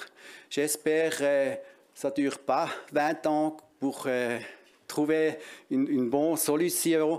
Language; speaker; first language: French; non-native, local second language; German